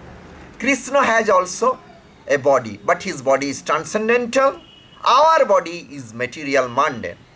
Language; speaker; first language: English; non-native, local second language; Bangla